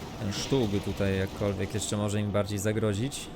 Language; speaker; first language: Polish; native; Polish